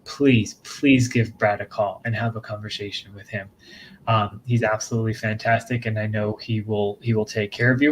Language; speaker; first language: English; native; English